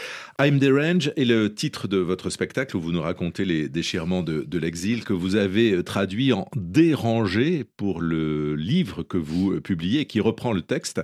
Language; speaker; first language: French; native; French